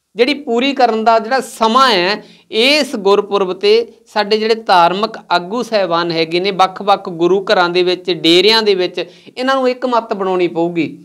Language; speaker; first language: Punjabi; native; Punjabi